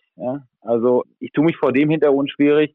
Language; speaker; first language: German; native; German